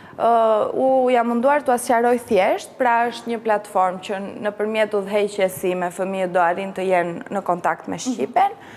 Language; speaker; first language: Albanian; native; Albanian